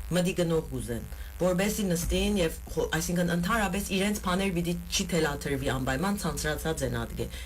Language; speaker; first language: Armenian; early bilingual, heritage; Armenian